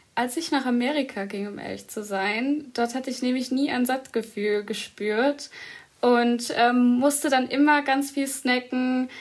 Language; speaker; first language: German; early bilingual, other home language; Arabic